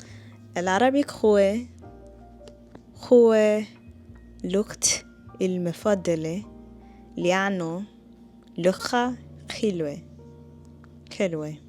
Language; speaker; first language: Arabic; non-native, learner; English